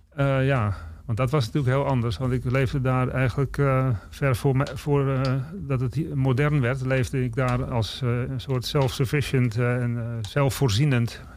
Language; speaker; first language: Dutch; native; Dutch